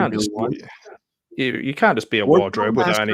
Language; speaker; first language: English; native; English